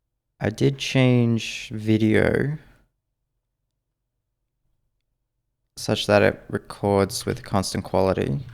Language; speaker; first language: English; native; English